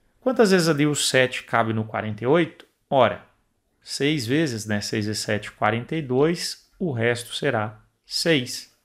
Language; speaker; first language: Portuguese; native; Portuguese